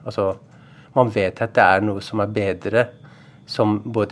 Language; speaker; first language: Norwegian; non-native, fluent; Persian